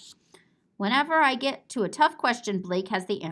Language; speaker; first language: English; native; English